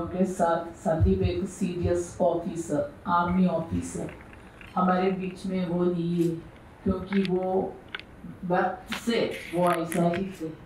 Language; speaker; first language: Hindi; non-native, local second language; Malayalam